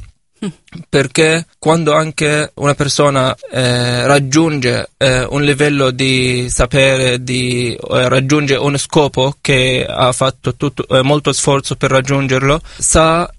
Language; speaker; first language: Italian; non-native, fluent; Arabic